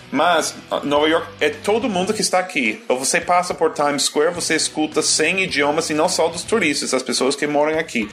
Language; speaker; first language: Portuguese; non-native, fluent; English